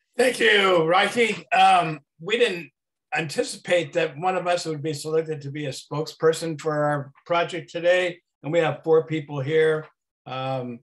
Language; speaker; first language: English; native; English